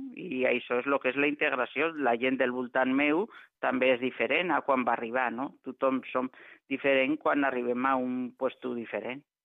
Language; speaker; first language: Catalan; non-native, local second language; Spanish